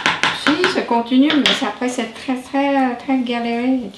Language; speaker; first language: French; non-native, learner; Vietnamese